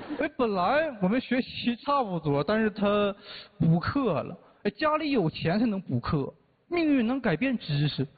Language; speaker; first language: Chinese; native; Chinese